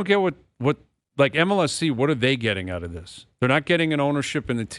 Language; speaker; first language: English; native; English